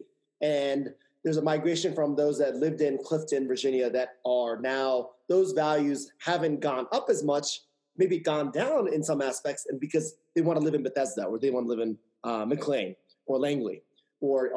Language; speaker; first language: English; native; English